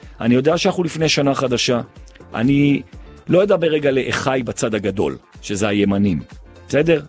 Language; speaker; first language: Hebrew; native; Hebrew